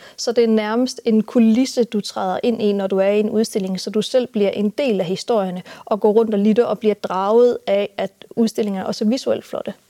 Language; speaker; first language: Danish; native; Danish